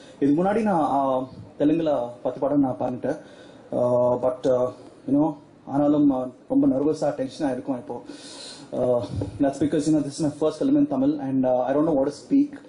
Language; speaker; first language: Tamil; non-native, learner; Telugu